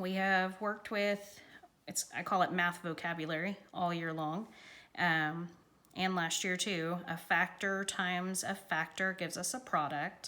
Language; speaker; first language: English; native; English